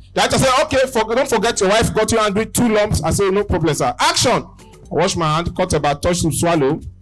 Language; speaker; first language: Nigerian Pidgin; native; Nigerian Pidgin